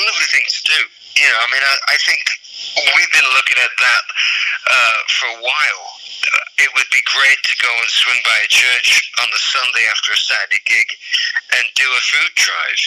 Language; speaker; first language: English; native; English